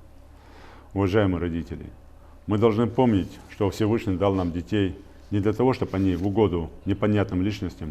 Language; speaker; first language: Russian; non-native, local second language; Ingush